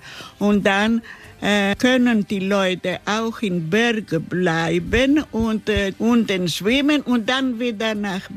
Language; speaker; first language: German; non-native, learner; Greek